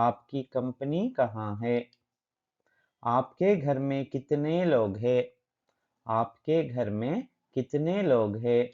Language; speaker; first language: Hindi; non-native, fluent; Kannada